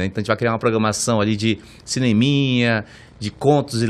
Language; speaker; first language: Portuguese; native; Portuguese